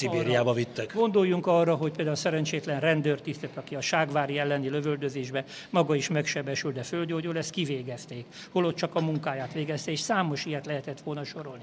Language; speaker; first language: Hungarian; native; Hungarian